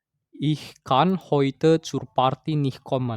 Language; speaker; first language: German; non-native, fluent; Indonesian